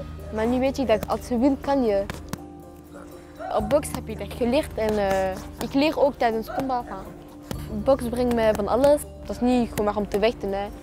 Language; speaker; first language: Dutch; non-native, local second language; French